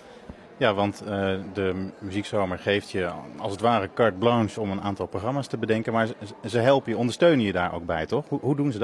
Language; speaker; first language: Dutch; native; Dutch